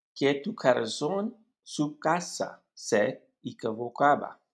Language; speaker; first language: Spanish; non-native, learner; English